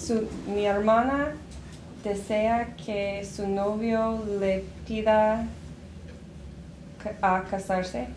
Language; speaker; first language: Spanish; non-native, learner; English